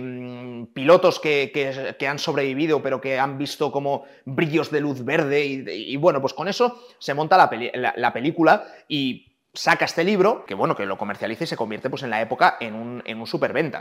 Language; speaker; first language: Spanish; native; Spanish